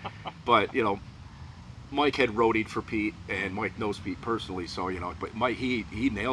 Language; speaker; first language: English; native; English